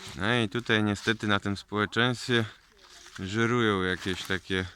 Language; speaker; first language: Polish; native; Polish